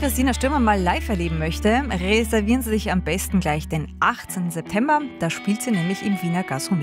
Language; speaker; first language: German; native; German